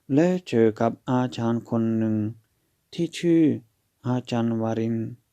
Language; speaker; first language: Thai; non-native, fluent; Hungarian